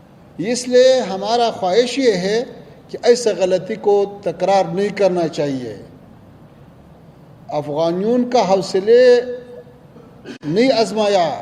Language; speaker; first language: Hindi; non-native, learner; Pashto